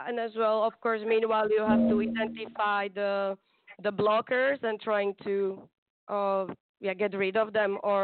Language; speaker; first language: English; non-native, fluent; Slovak